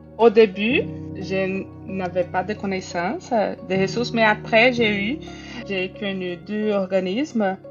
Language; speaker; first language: French; non-native, fluent; Portuguese